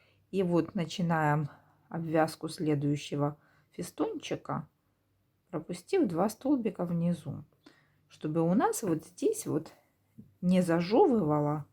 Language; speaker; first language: Russian; native; Russian